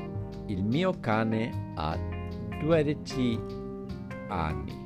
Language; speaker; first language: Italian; non-native, fluent; English